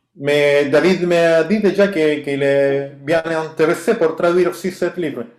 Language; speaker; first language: French; non-native, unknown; Spanish